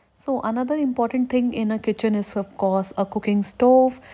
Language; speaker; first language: English; non-native, local second language; Hindi